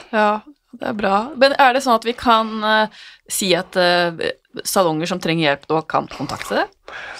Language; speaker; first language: Norwegian; native; Norwegian